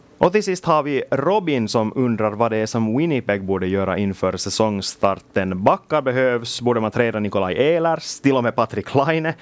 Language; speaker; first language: Swedish; native; Swedish